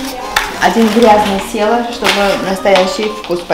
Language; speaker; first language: Russian; non-native, fluent; Armenian